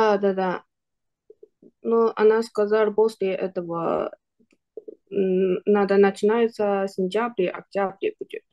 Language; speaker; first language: Russian; non-native, learner; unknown